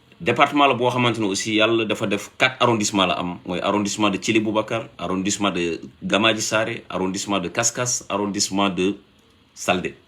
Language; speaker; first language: Wolof; non-native, local second language; Fula